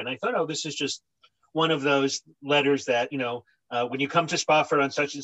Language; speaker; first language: English; native; English